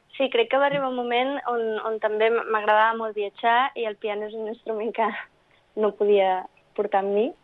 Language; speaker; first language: Catalan; early bilingual, other home language; English